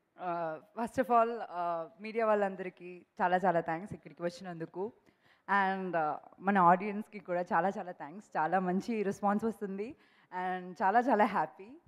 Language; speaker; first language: Telugu; non-native, local second language; Malayalam